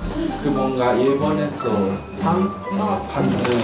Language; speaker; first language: Korean; non-native, fluent; Japanese